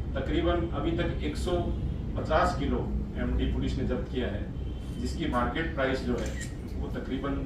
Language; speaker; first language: Hindi; non-native, local second language; Marathi